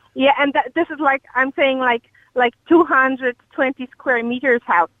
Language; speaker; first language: English; non-native, fluent; Polish